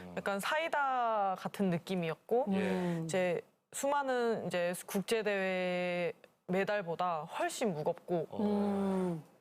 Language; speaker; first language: Korean; native; Korean